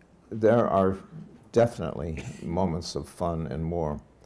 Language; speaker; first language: English; native; English